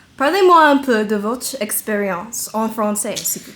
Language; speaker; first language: French; non-native, learner; English